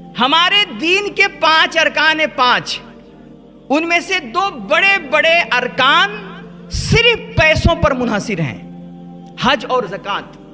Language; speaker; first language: Urdu; native; Urdu